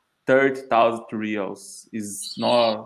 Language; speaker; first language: English; non-native, learner; Portuguese